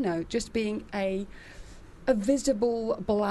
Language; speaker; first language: English; native; English